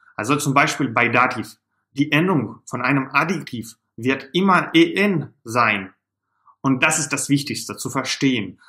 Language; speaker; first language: German; non-native, fluent; Russian